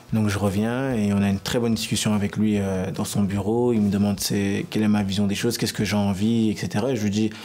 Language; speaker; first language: French; native; French